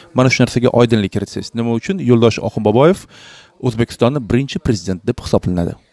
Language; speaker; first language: Uzbek; native; Uzbek